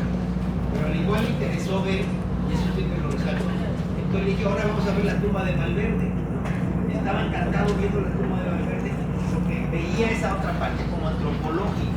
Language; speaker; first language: Spanish; native; Spanish